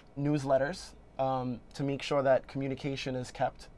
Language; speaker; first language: English; native; English